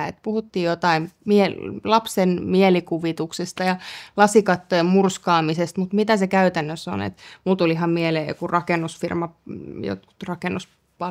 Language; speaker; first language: Finnish; native; Finnish